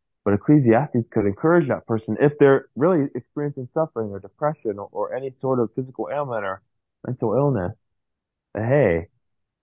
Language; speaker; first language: English; native; English